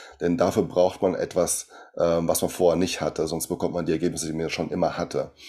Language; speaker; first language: German; early bilingual, other home language; Portuguese